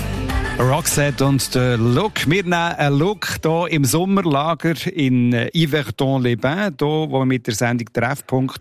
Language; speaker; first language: German; native; German